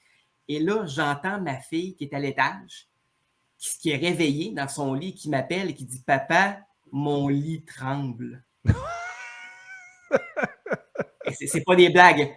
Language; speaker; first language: French; native; French